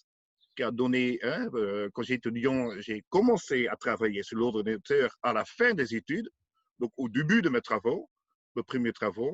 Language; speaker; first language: French; non-native, learner; Dutch